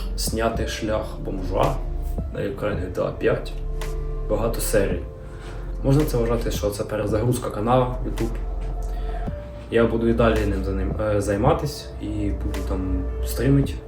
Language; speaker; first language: Ukrainian; non-native, local second language; Russian